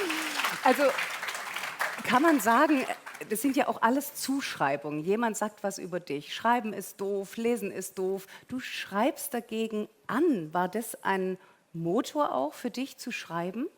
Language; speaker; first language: German; native; German